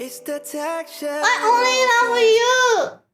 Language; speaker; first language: English; non-native, learner; Chinese